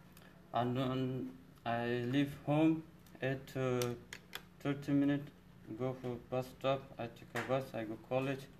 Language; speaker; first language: English; non-native, learner; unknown